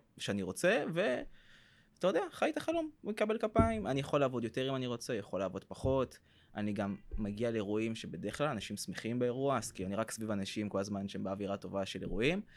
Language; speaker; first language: Hebrew; early bilingual, other home language; French